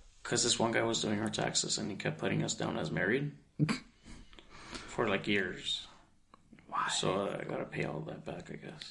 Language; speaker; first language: English; early bilingual, other home language; Spanish